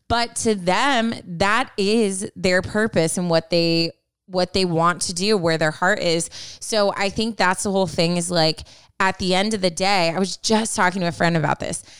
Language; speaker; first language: English; native; English